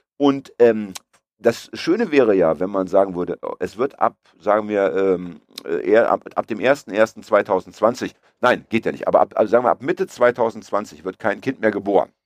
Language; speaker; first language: German; early bilingual, other home language; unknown